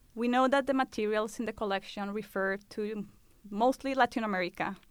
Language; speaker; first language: English; non-native, fluent; Spanish